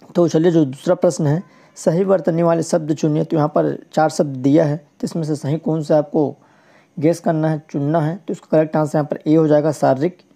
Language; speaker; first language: Hindi; native; Hindi